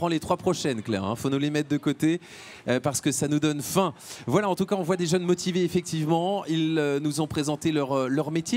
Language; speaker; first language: French; native; French